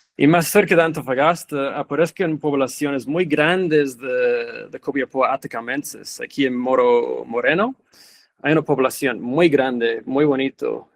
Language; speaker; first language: Spanish; non-native, fluent; English